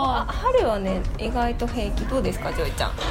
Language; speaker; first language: Japanese; native; Japanese